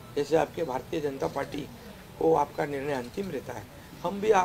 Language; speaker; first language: Hindi; non-native, local second language; Marathi